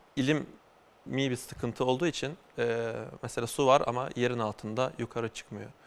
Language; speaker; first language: Turkish; native; Turkish